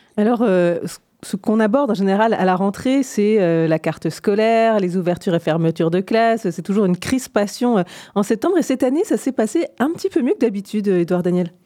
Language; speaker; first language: French; native; French